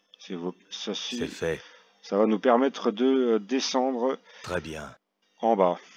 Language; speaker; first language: French; native; French